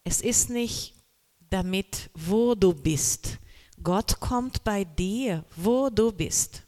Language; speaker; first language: German; non-native, learner; Portuguese